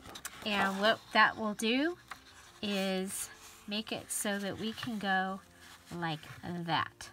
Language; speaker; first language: English; native; English